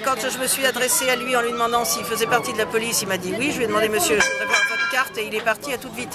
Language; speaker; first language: French; native; French